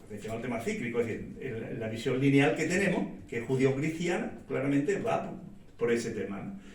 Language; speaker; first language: Spanish; native; Spanish